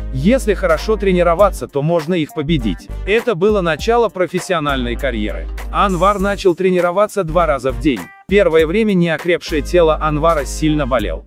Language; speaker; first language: Russian; non-native, local second language; Uzbek